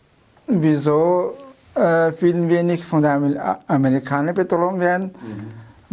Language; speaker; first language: German; non-native, learner; Chinese